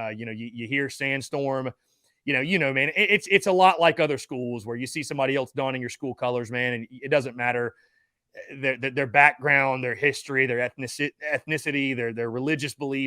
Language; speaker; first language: English; native; English